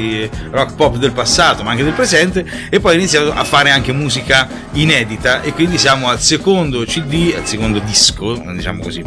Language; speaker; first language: Italian; native; Italian